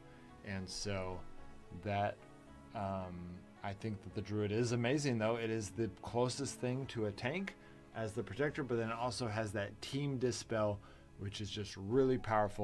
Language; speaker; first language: English; native; English